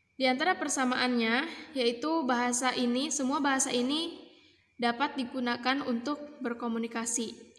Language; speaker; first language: Indonesian; non-native, local second language; Sundanese